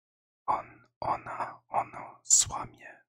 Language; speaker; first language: Polish; non-native, learner; English